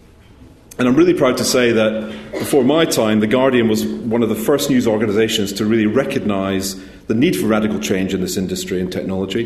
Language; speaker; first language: English; native; English